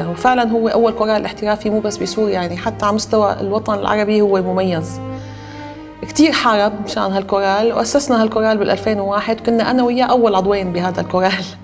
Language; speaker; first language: Arabic; native; Arabic